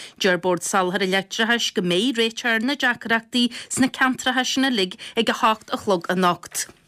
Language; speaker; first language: Irish; native; Irish